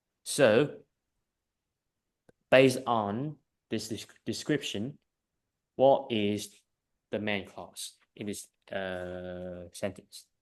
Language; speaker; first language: English; non-native, fluent; Vietnamese